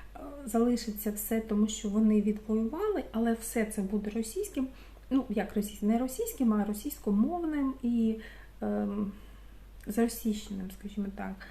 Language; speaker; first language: Ukrainian; non-native, local second language; Russian